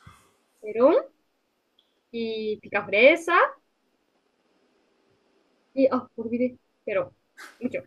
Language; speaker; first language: Spanish; non-native, learner; Japanese